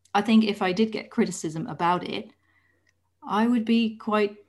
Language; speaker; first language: English; non-native, fluent; Dutch